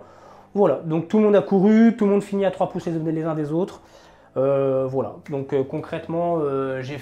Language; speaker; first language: French; native; French